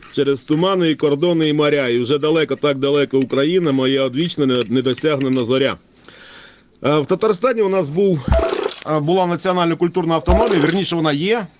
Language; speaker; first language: Ukrainian; native; Ukrainian